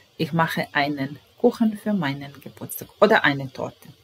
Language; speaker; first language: German; non-native, fluent; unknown